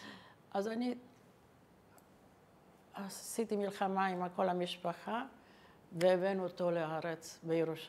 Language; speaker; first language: Hebrew; non-native, fluent; Italian